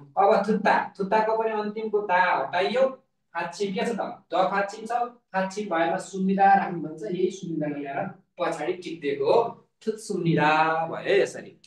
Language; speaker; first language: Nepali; native; Nepali